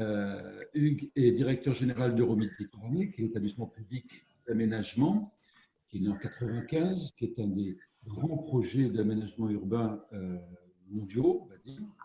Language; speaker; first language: French; native; French